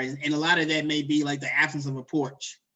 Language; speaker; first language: English; native; English